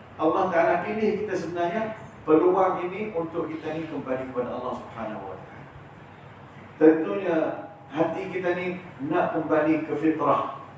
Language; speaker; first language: Malay; early bilingual, heritage; Malay